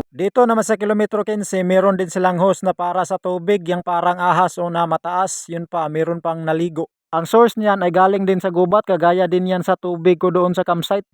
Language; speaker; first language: Filipino; non-native, local second language; Cebuano